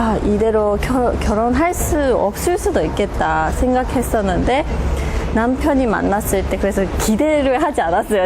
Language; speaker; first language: Korean; non-native, fluent; English